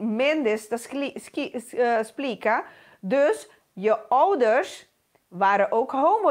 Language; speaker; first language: Dutch; non-native, local second language; Papiamento